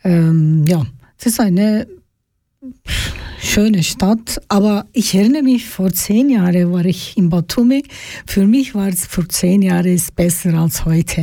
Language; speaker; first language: German; non-native, learner; Georgian